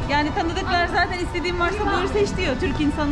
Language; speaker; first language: Turkish; native; Turkish